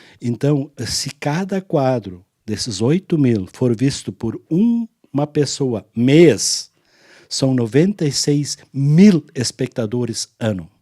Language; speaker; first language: Portuguese; non-native, local second language; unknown